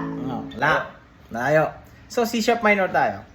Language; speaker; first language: Filipino; native; Filipino